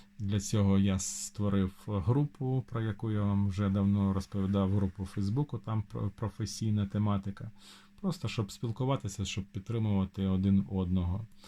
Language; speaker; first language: Ukrainian; non-native, local second language; Russian